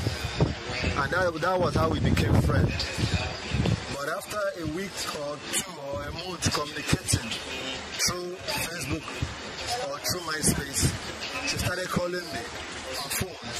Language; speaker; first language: English; non-native, local second language; Igbo